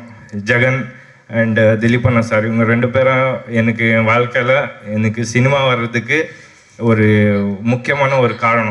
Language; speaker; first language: Tamil; non-native, local second language; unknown